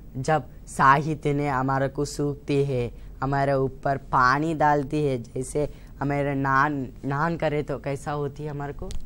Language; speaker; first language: Hindi; non-native, local second language; Telugu